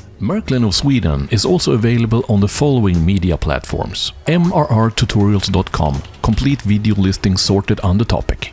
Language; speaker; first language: English; non-native, fluent; Swedish